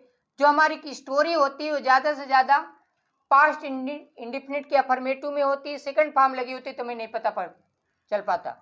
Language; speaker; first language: Hindi; native; Hindi